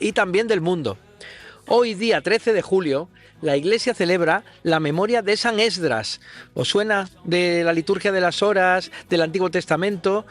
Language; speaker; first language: Spanish; native; Spanish